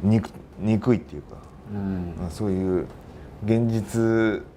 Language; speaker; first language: Japanese; native; Japanese